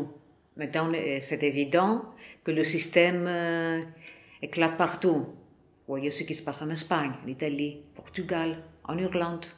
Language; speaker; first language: French; non-native, fluent; Greek